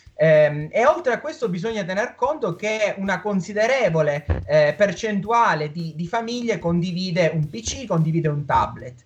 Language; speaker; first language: Italian; native; Italian